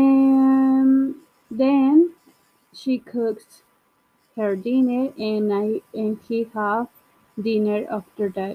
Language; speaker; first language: English; non-native, learner; Spanish